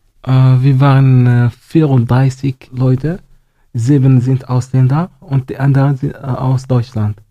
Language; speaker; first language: German; non-native, learner; Arabic